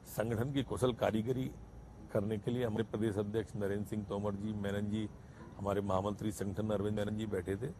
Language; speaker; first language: Hindi; native; Hindi